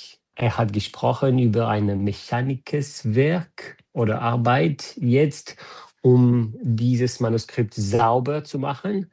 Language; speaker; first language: German; non-native, fluent; French